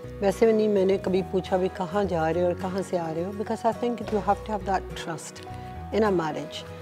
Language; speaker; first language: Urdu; early bilingual, heritage; Hindi